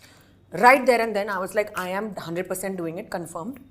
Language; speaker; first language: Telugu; non-native, learner; Hindi